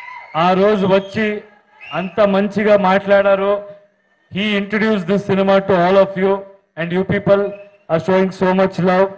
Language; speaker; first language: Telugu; non-native, learner; Kannada